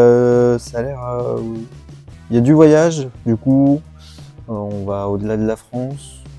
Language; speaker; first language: French; native; French